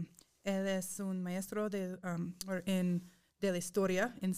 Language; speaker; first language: Spanish; non-native, fluent; English